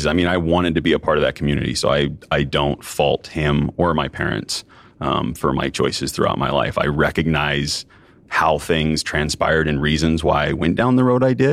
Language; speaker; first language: English; native; English